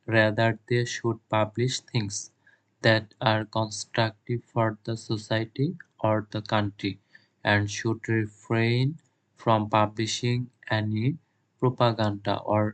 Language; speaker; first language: English; non-native, local second language; Bangla